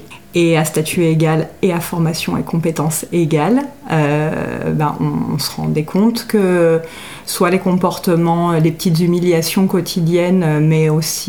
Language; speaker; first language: French; native; French